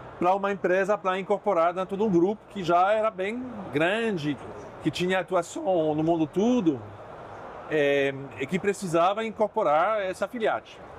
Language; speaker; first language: Portuguese; non-native, fluent; French